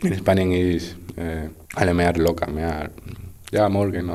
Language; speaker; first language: German; non-native, learner; Spanish